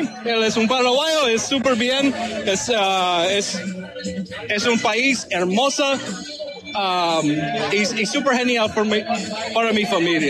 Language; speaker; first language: Spanish; non-native, fluent; English